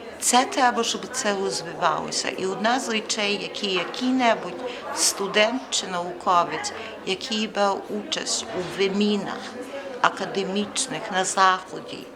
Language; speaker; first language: Ukrainian; early bilingual, heritage; Ukrainian